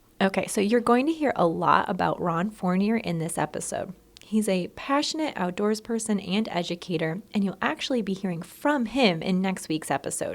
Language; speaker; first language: English; native; English